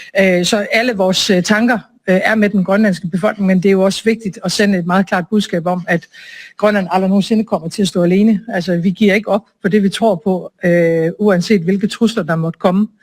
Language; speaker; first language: Danish; native; Danish